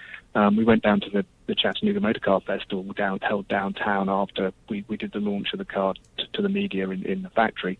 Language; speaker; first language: English; native; English